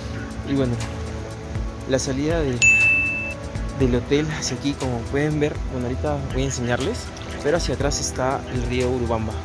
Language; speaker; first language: Spanish; native; Spanish